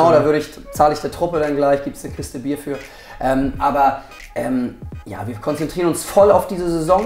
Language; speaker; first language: German; native; German